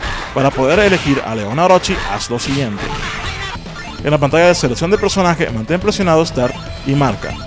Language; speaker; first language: Spanish; native; Spanish